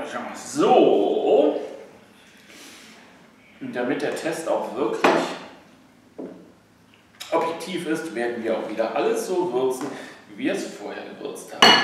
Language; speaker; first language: German; native; German